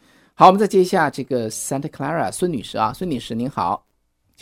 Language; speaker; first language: Chinese; native; Chinese